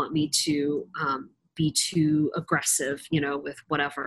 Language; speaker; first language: English; native; English